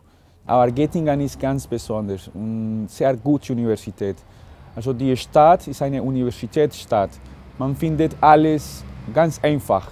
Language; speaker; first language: German; non-native, fluent; Spanish